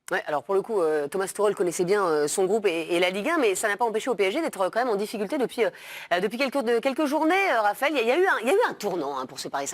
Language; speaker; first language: French; native; French